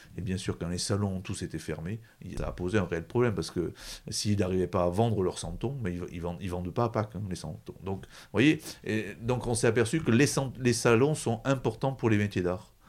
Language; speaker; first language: French; native; French